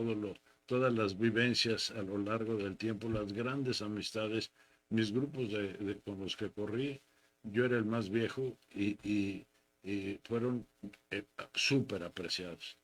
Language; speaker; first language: Spanish; native; Spanish